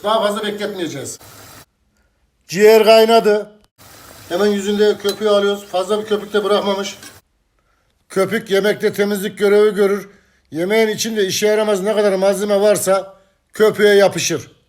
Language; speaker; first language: Turkish; native; Turkish